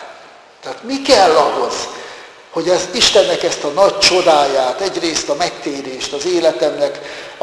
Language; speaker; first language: Hungarian; native; Hungarian